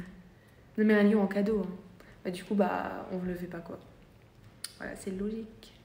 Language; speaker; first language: French; native; French